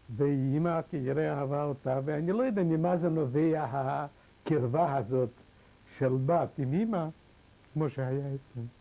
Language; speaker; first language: Hebrew; non-native, fluent; Yiddish